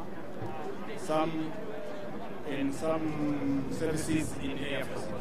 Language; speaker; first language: English; non-native, learner; Rundi